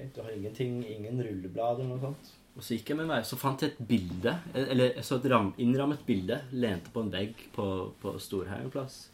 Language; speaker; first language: Norwegian; non-native, fluent; English